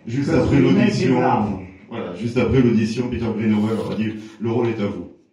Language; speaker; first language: French; native; French